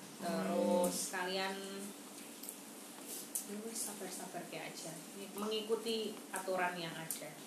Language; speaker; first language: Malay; non-native, local second language; Javanese